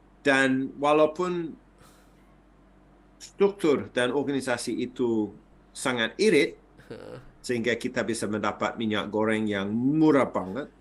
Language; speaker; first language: Indonesian; non-native, fluent; English